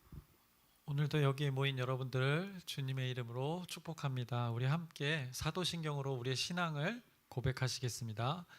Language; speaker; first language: Korean; native; Korean